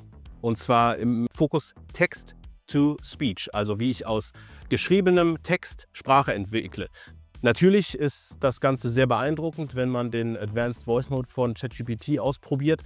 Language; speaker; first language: German; native; German